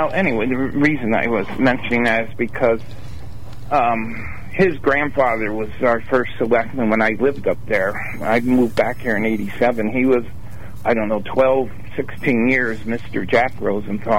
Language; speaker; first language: English; native; English